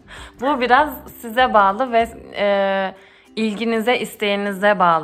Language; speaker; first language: Turkish; early bilingual, heritage; Turkish